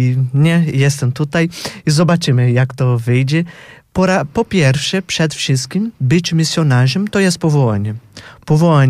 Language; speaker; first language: Polish; non-native, fluent; Portuguese